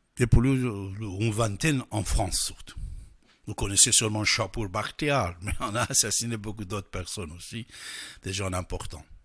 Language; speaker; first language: French; non-native, fluent; Persian